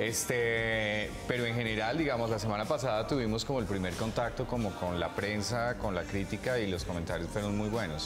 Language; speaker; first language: Spanish; native; Spanish